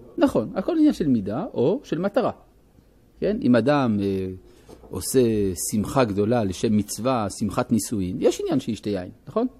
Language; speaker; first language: Hebrew; non-native, fluent; French